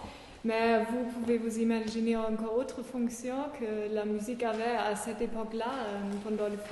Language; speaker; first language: French; non-native, fluent; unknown